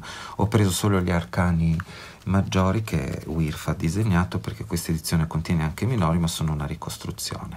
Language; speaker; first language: Italian; native; Italian